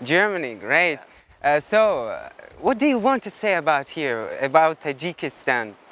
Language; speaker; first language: English; non-native, learner; Tajik